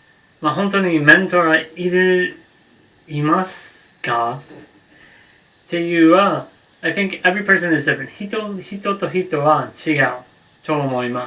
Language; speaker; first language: Japanese; non-native, learner; English